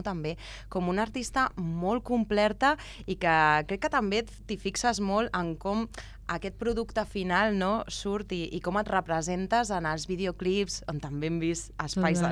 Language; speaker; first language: Catalan; native; Catalan